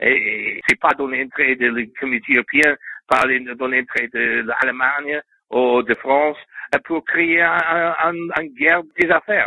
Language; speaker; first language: French; non-native, learner; English